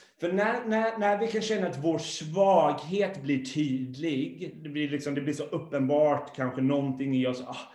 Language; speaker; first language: Swedish; non-native, fluent; English